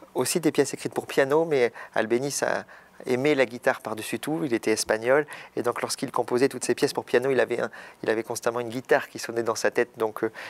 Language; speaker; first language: French; native; French